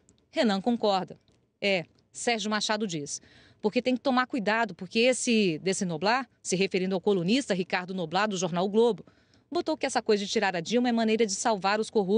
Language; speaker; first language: Portuguese; native; Portuguese